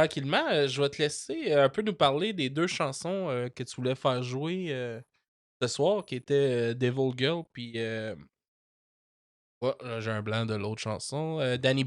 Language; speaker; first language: French; native; French